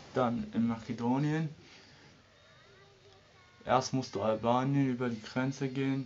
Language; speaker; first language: German; early bilingual, other home language; Serbian